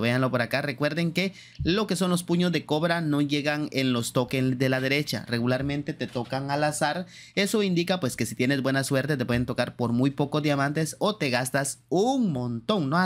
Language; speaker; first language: Spanish; native; Spanish